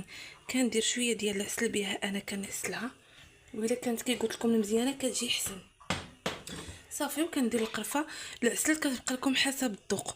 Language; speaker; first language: Arabic; native; Arabic